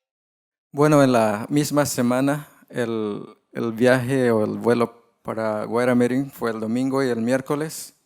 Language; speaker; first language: Spanish; non-native, fluent; English